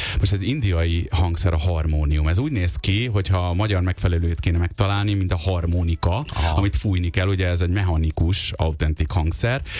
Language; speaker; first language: Hungarian; early bilingual, other home language; Urdu